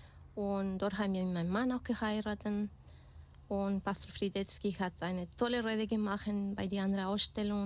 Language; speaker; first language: German; non-native, fluent; Spanish